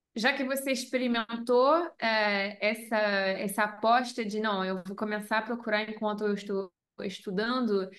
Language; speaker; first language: Portuguese; non-native, fluent; French